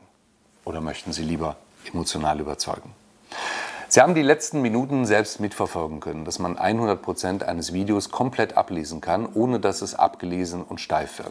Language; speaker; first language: German; native; German